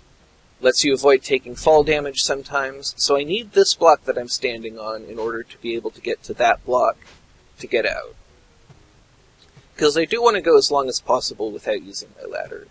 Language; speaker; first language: English; native; English